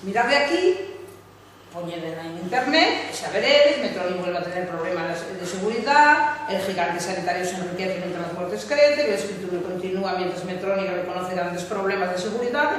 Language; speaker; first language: Spanish; non-native, local second language; Galician